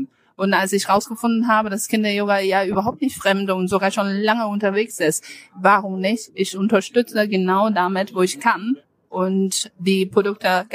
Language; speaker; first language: German; non-native, fluent; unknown